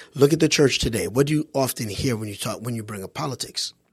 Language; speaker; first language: English; early bilingual, other home language; Haitian Creole